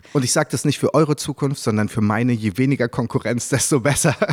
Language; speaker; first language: German; early bilingual, other home language; French